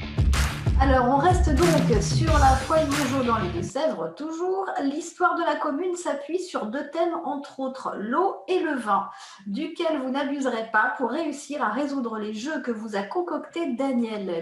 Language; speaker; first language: French; native; French